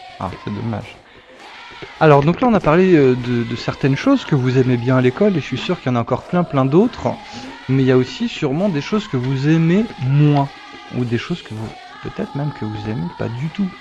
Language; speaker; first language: French; native; French